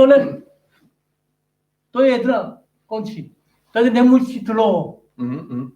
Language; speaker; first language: Czech; non-native, learner; Korean